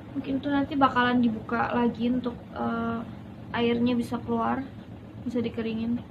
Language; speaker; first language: Indonesian; native; Indonesian